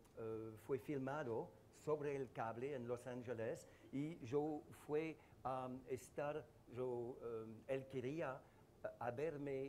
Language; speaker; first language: Spanish; non-native, learner; French